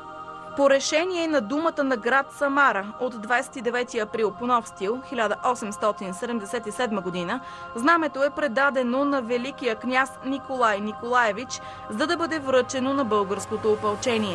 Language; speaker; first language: Bulgarian; native; Bulgarian